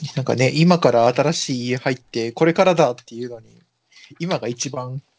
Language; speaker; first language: Japanese; native; Japanese